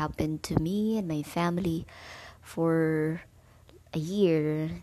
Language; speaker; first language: English; non-native, local second language; Cebuano